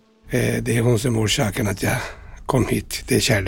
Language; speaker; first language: Swedish; non-native, fluent; Turkish